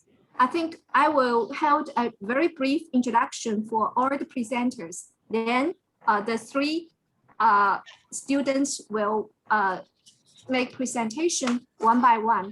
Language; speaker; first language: English; non-native, fluent; Chinese